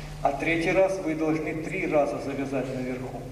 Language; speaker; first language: Russian; native; Russian